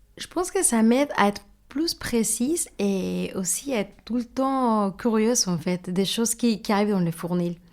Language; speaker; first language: French; non-native, fluent; Spanish